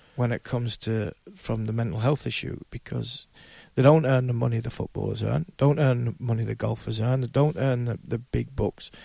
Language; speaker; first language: English; native; English